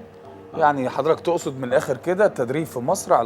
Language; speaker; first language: Arabic; native; Arabic